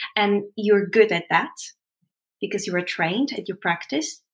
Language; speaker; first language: English; non-native, fluent; Polish